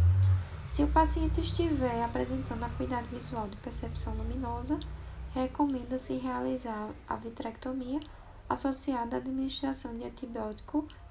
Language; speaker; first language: Portuguese; native; Portuguese